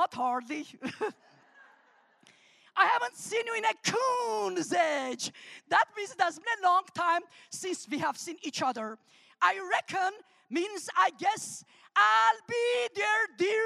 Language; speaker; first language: English; non-native, fluent; Armenian